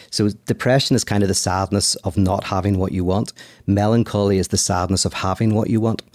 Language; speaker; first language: English; native; English